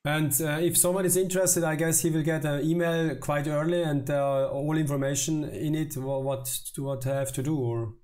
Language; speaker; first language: English; non-native, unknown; German